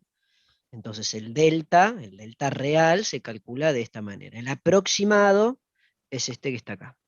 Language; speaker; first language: Spanish; native; Spanish